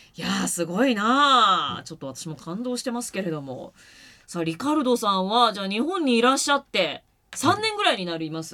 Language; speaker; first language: Japanese; native; Japanese